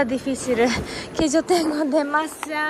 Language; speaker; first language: Spanish; non-native, learner; Japanese